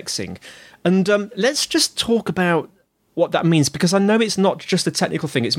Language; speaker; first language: English; native; English